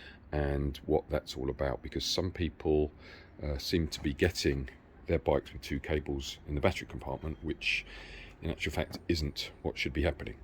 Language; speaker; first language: English; native; English